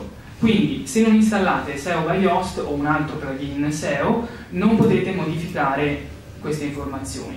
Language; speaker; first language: Italian; native; Italian